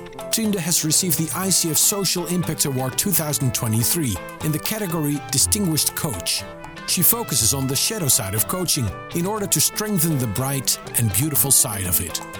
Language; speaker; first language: English; non-native, fluent; Dutch